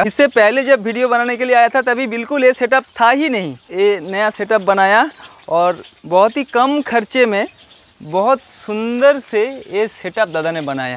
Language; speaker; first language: Hindi; non-native, local second language; Bangla